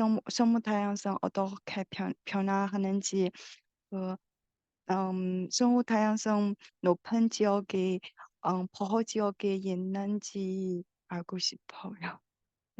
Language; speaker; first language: Korean; non-native, learner; Chinese